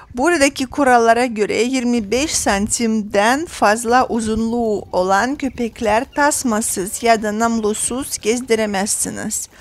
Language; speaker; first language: Turkish; non-native, fluent; Russian